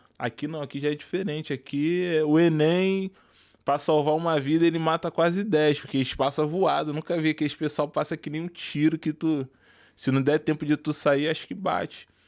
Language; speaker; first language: Portuguese; native; Portuguese